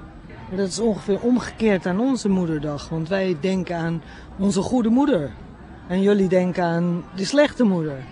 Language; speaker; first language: Dutch; native; Dutch